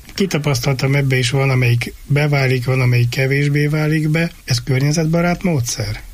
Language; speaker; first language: Hungarian; native; Hungarian